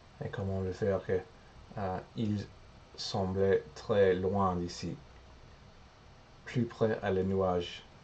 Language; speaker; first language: French; non-native, learner; English